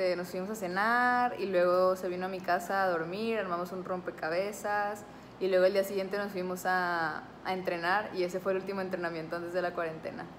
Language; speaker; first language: Spanish; native; Spanish